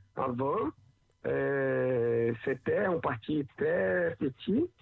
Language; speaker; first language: French; non-native, learner; Portuguese